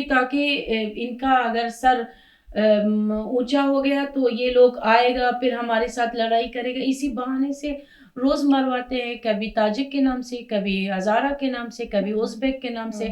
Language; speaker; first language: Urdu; non-native, fluent; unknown